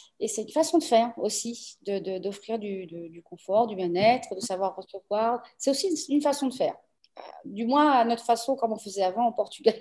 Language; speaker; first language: French; early bilingual, other home language; Portuguese